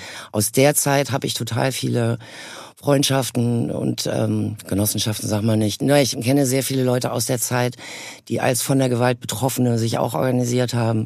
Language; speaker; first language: German; native; German